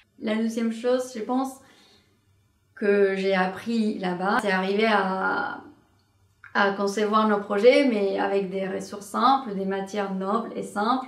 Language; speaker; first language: French; non-native, fluent; Spanish